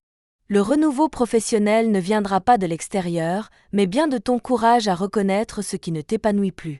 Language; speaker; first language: French; native; French